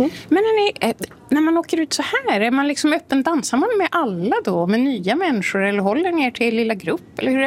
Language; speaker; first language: Swedish; native; Swedish